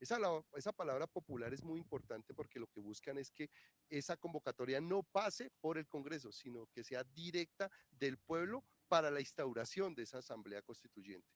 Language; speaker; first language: Spanish; native; Spanish